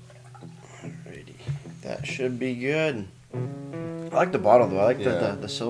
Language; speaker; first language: English; native; English